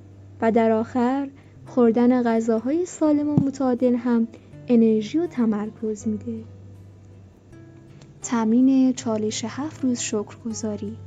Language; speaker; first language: Persian; native; Persian